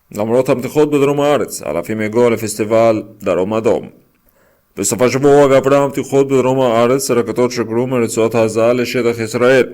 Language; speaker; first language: Hebrew; non-native, learner; Arabic